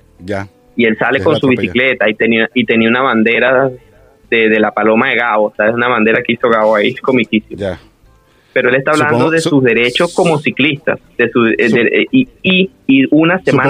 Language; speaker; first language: Spanish; native; Spanish